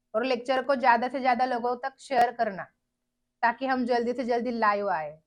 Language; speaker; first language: Hindi; non-native, local second language; Marathi